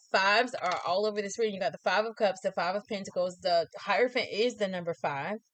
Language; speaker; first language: English; native; English